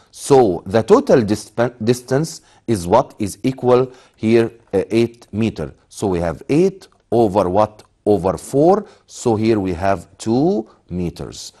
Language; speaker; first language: English; non-native, fluent; Arabic